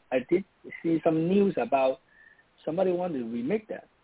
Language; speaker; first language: English; non-native, local second language; Cantonese